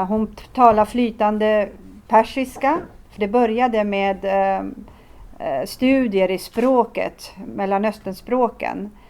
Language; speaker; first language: Swedish; early bilingual, other home language; Assyrian Neo-Aramaic